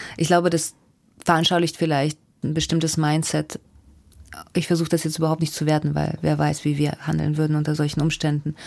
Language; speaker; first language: German; early bilingual, other home language; Russian